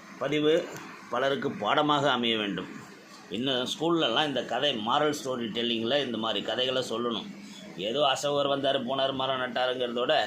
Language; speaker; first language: Tamil; native; Tamil